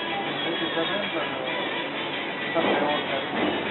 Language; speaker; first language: Spanish; non-native, learner; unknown